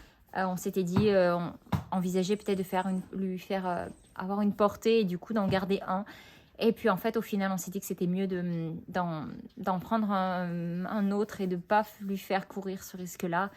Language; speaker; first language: French; native; French